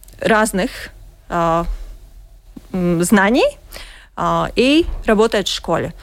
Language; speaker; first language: Russian; non-native, learner; Latvian